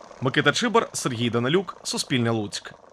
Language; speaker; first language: Ukrainian; native; Ukrainian